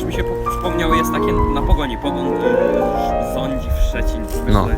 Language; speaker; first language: Polish; native; Polish